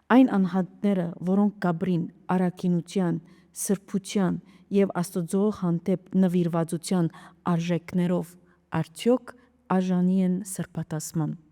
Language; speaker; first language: Armenian; early bilingual, heritage; Armenian